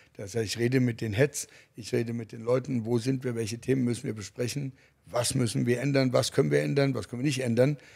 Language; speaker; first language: German; early bilingual, other home language; English